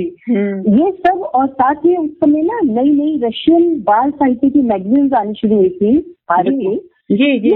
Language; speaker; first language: Hindi; native; Hindi